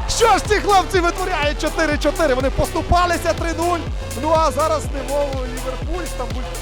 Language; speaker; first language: Ukrainian; native; Ukrainian